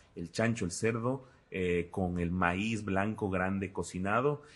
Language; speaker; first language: Spanish; native; Spanish